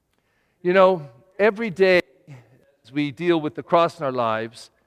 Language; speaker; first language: English; native; English